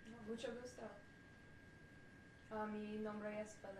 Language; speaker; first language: Spanish; non-native, learner; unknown